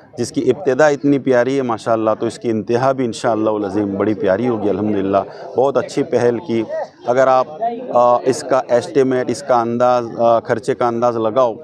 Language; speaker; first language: Urdu; non-native, local second language; Gujarati